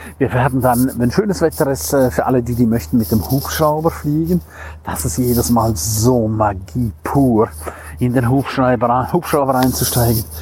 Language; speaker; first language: German; non-native, local second language; Romansh